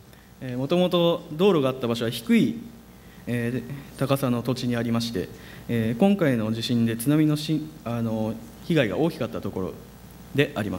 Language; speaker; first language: Japanese; native; Japanese